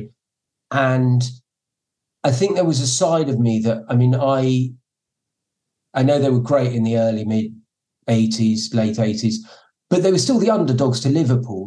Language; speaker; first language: English; native; English